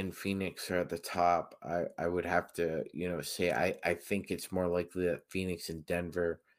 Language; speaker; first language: English; native; English